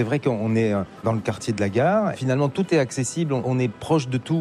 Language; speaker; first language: French; native; French